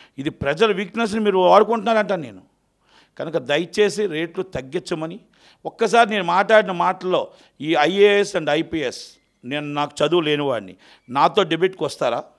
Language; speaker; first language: Telugu; native; Telugu